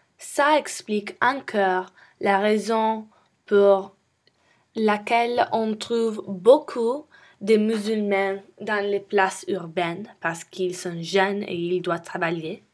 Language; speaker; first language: French; non-native, learner; English